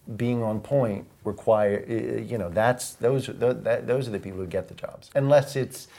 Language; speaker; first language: English; native; English